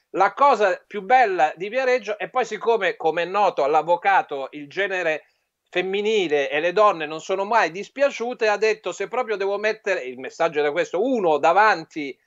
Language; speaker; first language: Italian; native; Italian